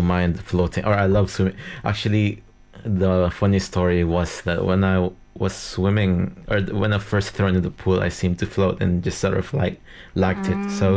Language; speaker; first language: English; non-native, local second language; Filipino